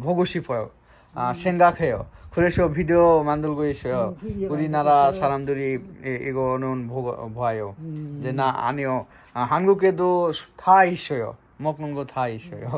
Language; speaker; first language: Korean; non-native, learner; Bangla